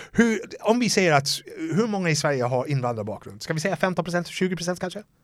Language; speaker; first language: Swedish; non-native, fluent; English